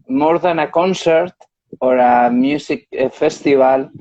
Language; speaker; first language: English; non-native, learner; Spanish